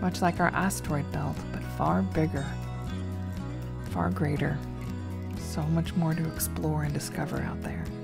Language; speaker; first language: English; native; English